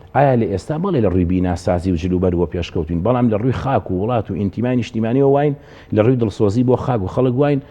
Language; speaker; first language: Central Kurdish; native; Central Kurdish